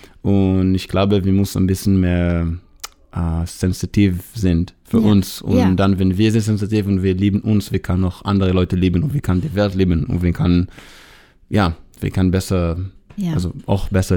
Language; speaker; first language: German; non-native, learner; Hebrew